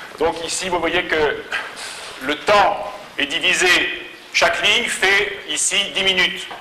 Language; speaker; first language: French; native; French